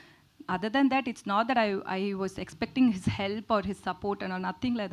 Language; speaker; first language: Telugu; non-native, learner; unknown